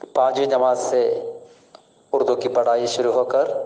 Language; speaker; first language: Hindi; non-native, local second language; Malayalam